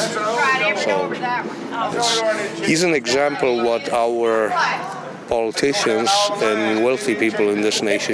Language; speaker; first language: English; non-native, fluent; Romanian